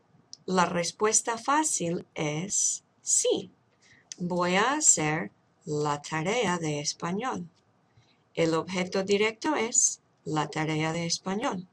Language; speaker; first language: Spanish; non-native, fluent; English